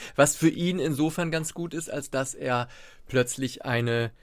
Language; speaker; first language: German; native; German